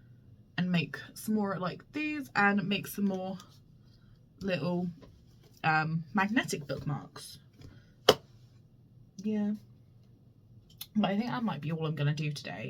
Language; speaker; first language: English; native; English